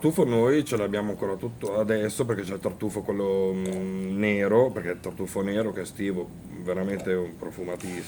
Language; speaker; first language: Italian; native; Italian